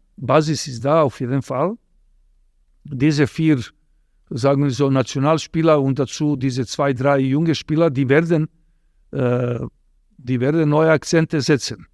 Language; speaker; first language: German; non-native, fluent; Serbian